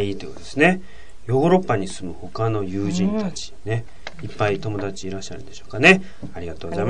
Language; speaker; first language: Japanese; native; Japanese